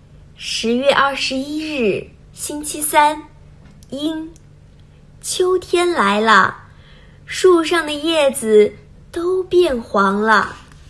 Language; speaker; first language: Chinese; non-native, learner; Vietnamese